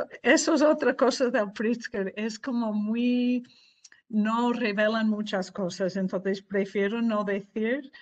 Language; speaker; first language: Spanish; non-native, fluent; English